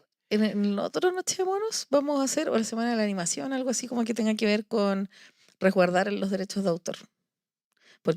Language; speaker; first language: Spanish; native; Spanish